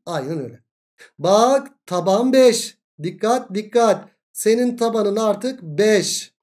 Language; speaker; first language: Turkish; native; Turkish